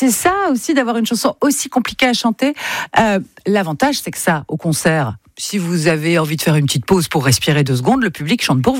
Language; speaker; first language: French; native; French